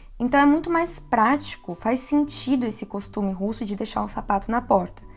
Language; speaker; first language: Portuguese; native; Portuguese